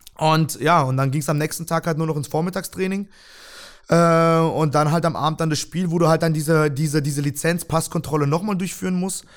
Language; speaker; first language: German; early bilingual, other home language; Russian